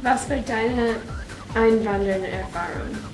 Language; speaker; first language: German; non-native, learner; English